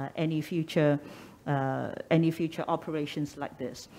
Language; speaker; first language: English; non-native, local second language; Cantonese